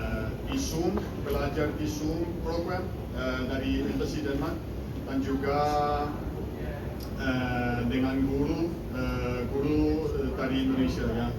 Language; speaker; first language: Indonesian; non-native, learner; Danish